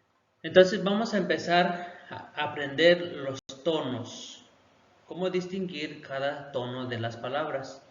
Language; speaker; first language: Spanish; non-native, local second language; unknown